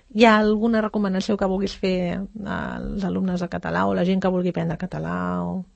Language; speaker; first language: Catalan; native; Catalan